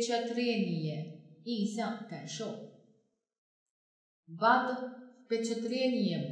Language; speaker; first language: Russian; non-native, fluent; Chinese